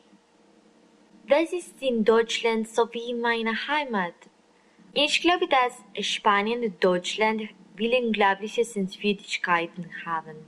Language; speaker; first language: German; non-native, learner; Spanish